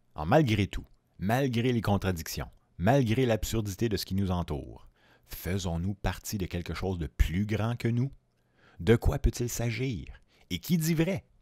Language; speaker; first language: French; native; French